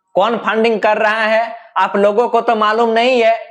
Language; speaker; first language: Hindi; non-native, local second language; Bangla